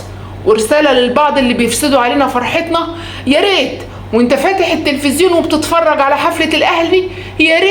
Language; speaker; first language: Arabic; native; Arabic